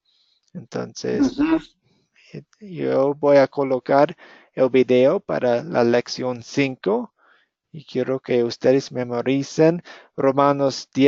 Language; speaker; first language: Spanish; non-native, fluent; English